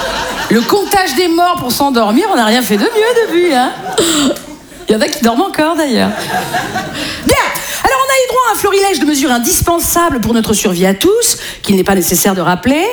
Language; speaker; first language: French; native; French